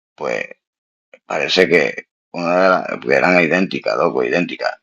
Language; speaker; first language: Spanish; early bilingual, heritage; Spanish